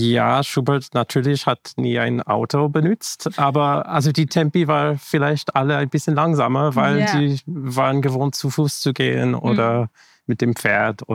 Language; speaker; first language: German; non-native, fluent; English